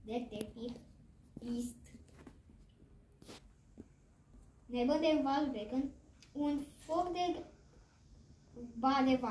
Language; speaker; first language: German; non-native, learner; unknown